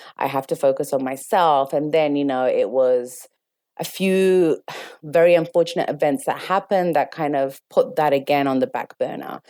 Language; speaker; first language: English; native; English